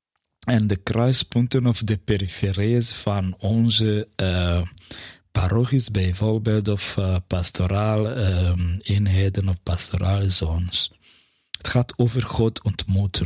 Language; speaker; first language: Dutch; non-native, fluent; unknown